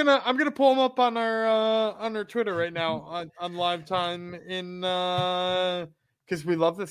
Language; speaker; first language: English; native; English